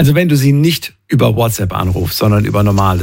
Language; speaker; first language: German; native; German